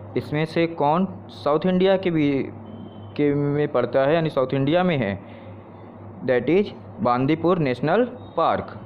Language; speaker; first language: Hindi; native; Hindi